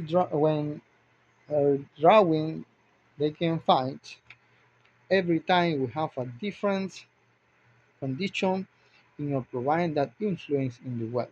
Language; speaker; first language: English; non-native, learner; Spanish